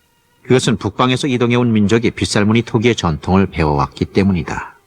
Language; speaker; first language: Korean; native; Korean